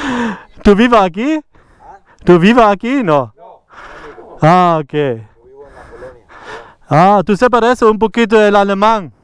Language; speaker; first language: Spanish; non-native, learner; German